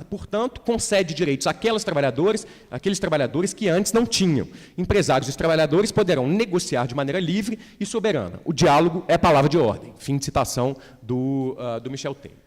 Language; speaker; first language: Portuguese; native; Portuguese